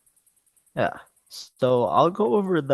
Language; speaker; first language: English; native; English